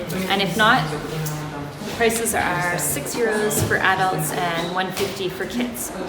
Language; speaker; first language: English; native; English